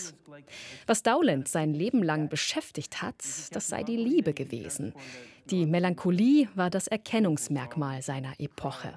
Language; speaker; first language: German; native; German